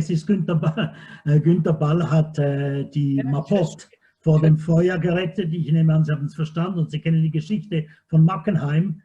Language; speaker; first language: German; non-native, fluent; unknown